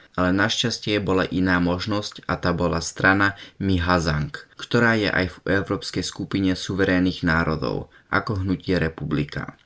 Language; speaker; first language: Slovak; early bilingual, heritage; Slovak